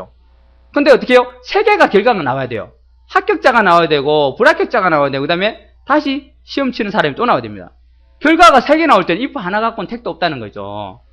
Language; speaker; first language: Korean; native; Korean